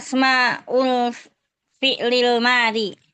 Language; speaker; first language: Arabic; non-native, learner; Indonesian